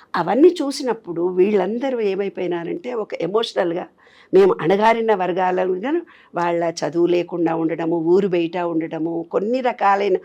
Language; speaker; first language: Telugu; native; Telugu